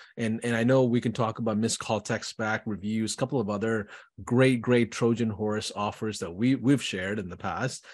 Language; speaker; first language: English; native; English